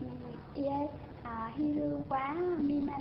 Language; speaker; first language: Japanese; non-native, learner; Vietnamese